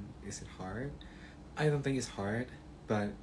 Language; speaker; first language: English; non-native, learner; Thai